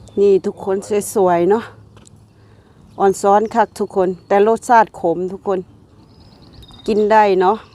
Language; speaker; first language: Thai; non-native, local second language; Lao